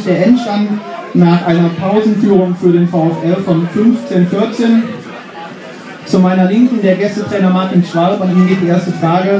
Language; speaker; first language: German; native; German